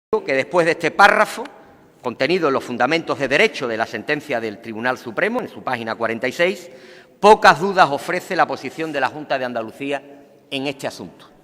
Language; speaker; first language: Spanish; native; Spanish